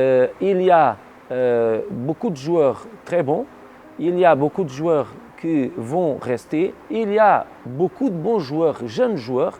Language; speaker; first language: French; non-native, learner; Portuguese